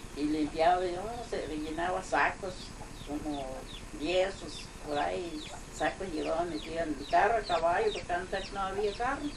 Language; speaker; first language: Spanish; non-native, local second language; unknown